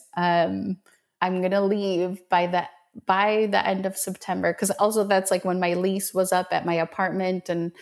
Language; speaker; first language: English; native; English